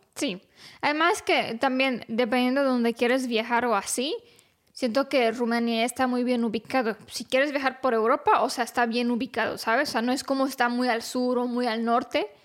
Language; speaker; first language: Spanish; non-native, fluent; Romanian